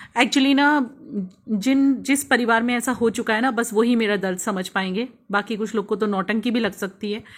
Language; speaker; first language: Hindi; native; Hindi